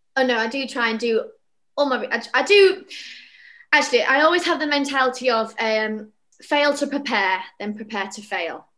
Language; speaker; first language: English; native; English